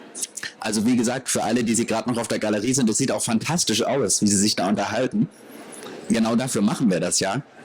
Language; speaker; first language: German; native; German